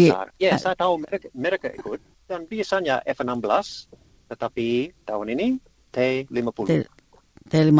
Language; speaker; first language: Indonesian; non-native, learner; English